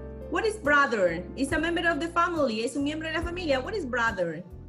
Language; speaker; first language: English; non-native, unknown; Spanish